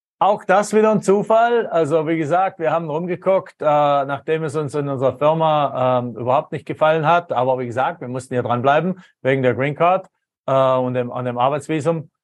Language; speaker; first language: German; native; German